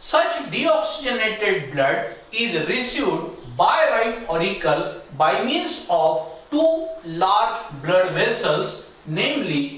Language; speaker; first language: English; non-native, local second language; Marathi